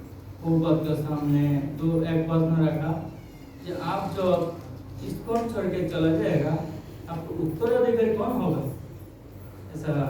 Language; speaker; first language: Hindi; non-native, local second language; Bangla